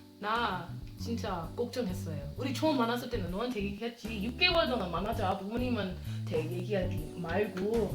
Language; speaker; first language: Korean; non-native, learner; English